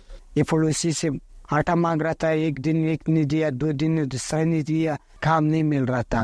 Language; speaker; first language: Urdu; non-native, local second language; Pashto